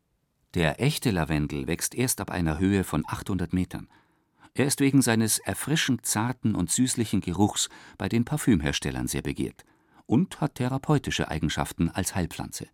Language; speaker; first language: German; native; German